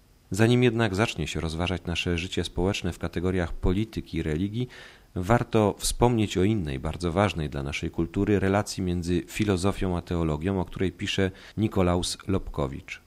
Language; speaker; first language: Polish; native; Polish